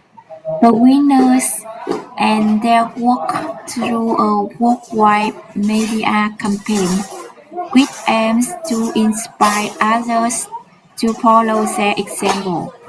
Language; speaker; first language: English; non-native, learner; Vietnamese